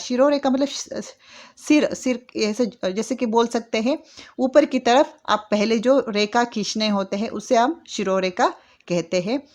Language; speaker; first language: Hindi; non-native, local second language; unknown